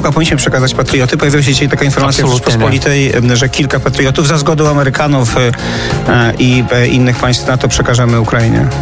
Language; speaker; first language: Polish; native; Polish